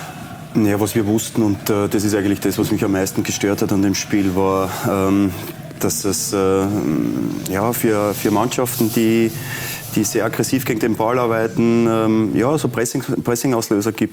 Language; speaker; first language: German; native; German